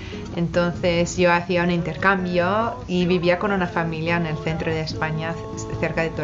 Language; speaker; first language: Spanish; non-native, fluent; English